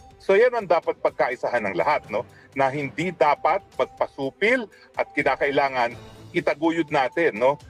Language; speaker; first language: Filipino; native; Filipino